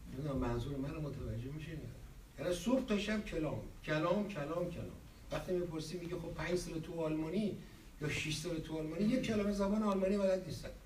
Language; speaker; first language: Persian; native; Persian